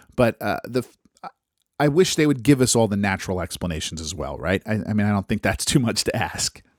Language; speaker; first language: English; native; English